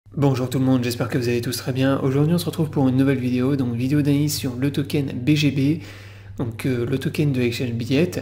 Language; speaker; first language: French; native; French